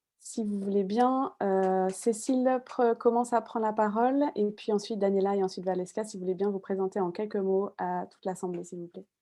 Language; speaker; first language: French; native; French